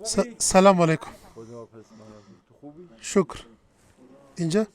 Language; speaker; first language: Persian; non-native, learner; Pashto